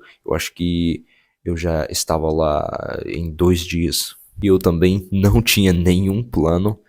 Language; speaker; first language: Portuguese; non-native, fluent; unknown